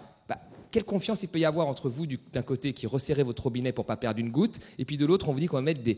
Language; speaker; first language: French; native; French